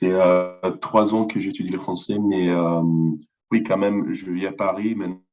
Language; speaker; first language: French; non-native, fluent; Italian